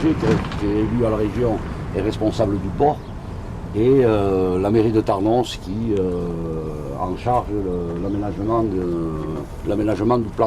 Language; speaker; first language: French; native; French